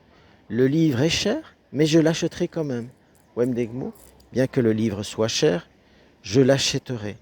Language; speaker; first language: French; non-native, fluent; Amharic